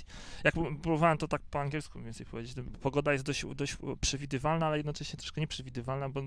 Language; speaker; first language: Polish; native; Polish